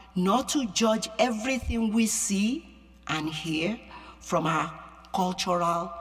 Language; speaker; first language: English; non-native, local second language; Yoruba